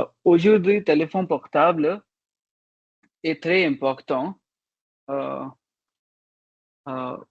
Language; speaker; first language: French; non-native, learner; Hindi